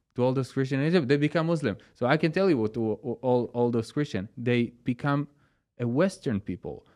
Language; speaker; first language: English; non-native, fluent; Hebrew